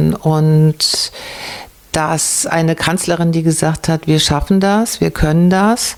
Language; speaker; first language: German; native; German